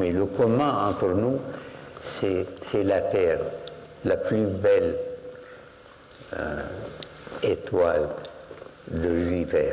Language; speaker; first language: French; non-native, fluent; Arabic